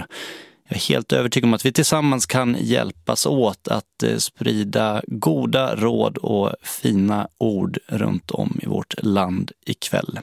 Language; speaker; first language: Swedish; native; Swedish